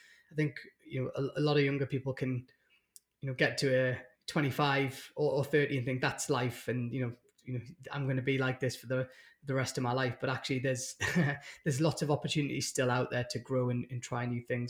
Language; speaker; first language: English; native; English